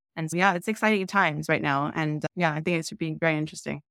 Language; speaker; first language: English; native; English